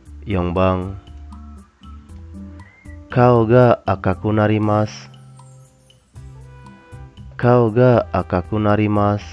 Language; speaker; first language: Japanese; non-native, fluent; Indonesian